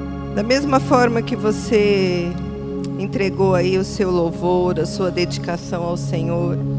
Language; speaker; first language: Portuguese; native; Portuguese